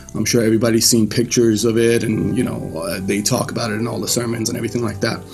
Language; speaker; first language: English; early bilingual, other home language; Persian